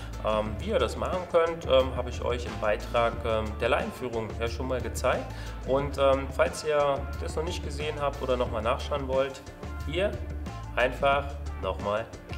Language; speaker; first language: German; native; German